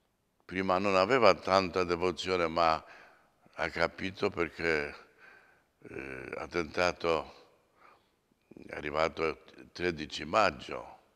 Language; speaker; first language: Italian; non-native, fluent; Polish